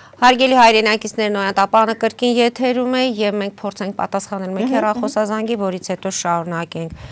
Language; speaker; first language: Armenian; native; Armenian